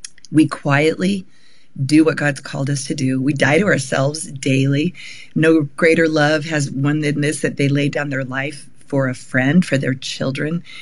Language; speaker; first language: English; native; English